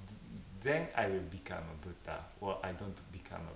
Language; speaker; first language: English; non-native, fluent; Japanese